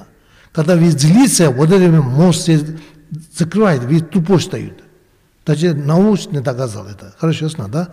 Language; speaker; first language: Russian; non-native, learner; Tibetan